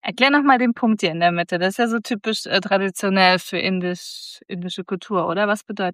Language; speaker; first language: German; native; German